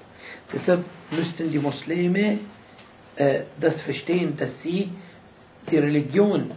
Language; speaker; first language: German; non-native, fluent; Arabic